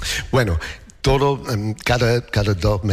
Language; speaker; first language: Spanish; non-native, learner; English